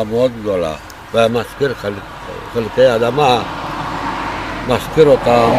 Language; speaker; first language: Hebrew; non-native, fluent; Romanian